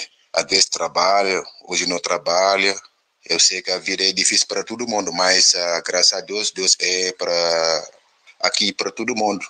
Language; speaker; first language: Portuguese; non-native, learner; Wolof